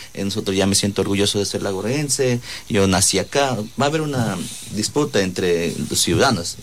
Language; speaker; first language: Spanish; non-native, local second language; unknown